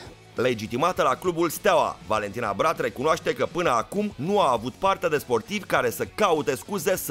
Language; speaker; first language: Romanian; native; Romanian